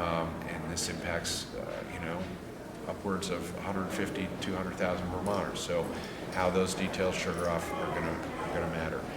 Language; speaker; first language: English; native; English